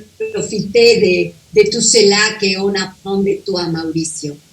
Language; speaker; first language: French; non-native, fluent; Spanish